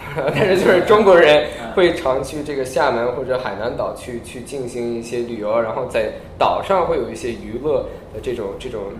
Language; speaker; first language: Chinese; early bilingual, heritage; Chinese